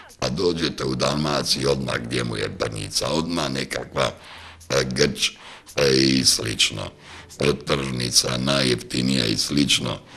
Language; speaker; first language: Croatian; native; Croatian